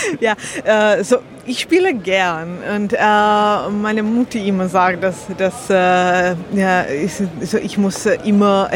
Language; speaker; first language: German; non-native, learner; Slovak